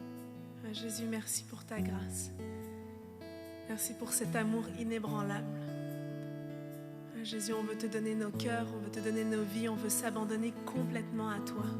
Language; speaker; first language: French; non-native, local second language; Haitian Creole